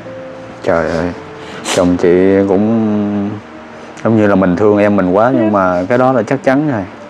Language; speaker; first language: Vietnamese; native; Vietnamese